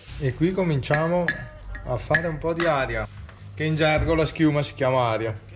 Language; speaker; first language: Italian; native; Italian